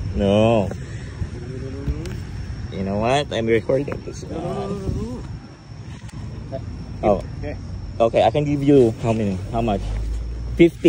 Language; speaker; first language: English; non-native, local second language; Filipino